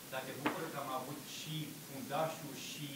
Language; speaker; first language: Romanian; native; Romanian